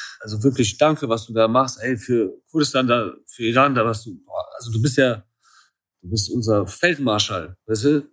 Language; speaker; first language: German; early bilingual, other home language; Kurdish